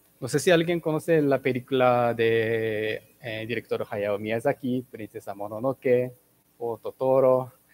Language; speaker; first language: Spanish; non-native, fluent; Japanese